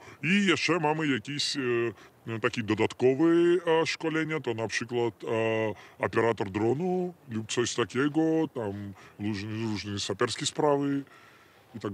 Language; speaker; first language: Polish; non-native, learner; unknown